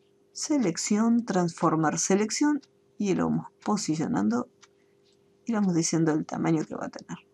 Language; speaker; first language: Spanish; native; Spanish